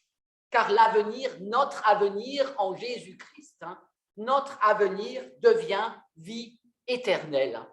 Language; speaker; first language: French; native; French